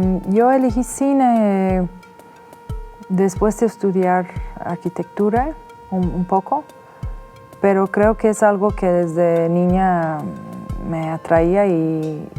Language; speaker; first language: Spanish; non-native, fluent; Persian